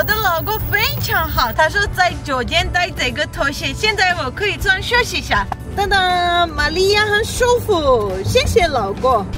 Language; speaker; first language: Chinese; non-native, learner; Armenian